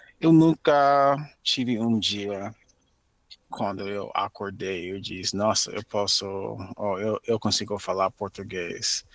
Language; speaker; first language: Portuguese; non-native, fluent; English